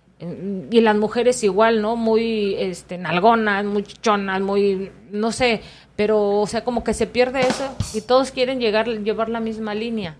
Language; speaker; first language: Spanish; native; Spanish